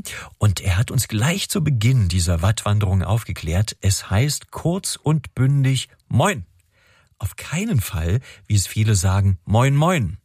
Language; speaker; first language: German; native; German